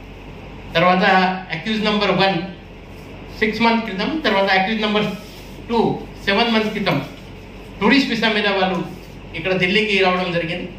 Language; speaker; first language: Telugu; native; Telugu